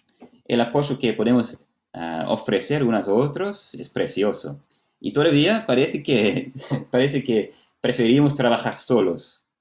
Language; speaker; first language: Spanish; non-native, fluent; Portuguese